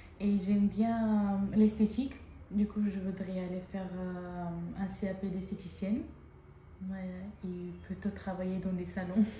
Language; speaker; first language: French; non-native, fluent; Armenian